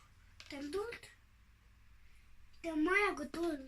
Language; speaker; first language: Finnish; non-native, learner; Estonian